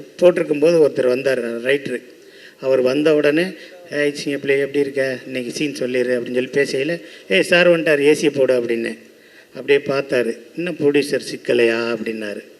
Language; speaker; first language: Tamil; native; Tamil